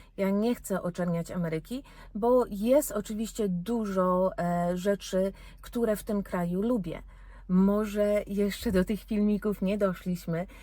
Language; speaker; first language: Polish; early bilingual, heritage; Polish